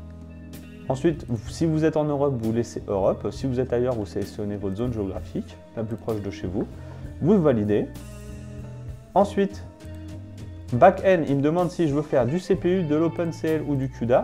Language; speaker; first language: French; native; French